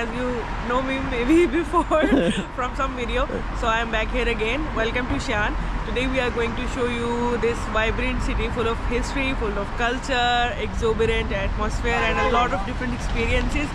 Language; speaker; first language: English; non-native, fluent; Urdu